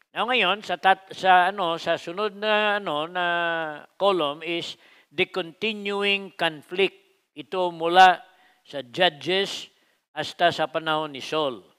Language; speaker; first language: Filipino; non-native, local second language; Cebuano